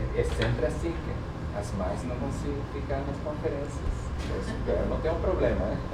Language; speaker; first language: Portuguese; non-native, learner; Spanish